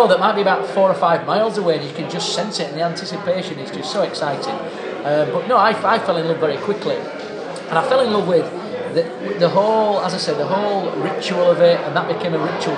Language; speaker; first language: English; native; English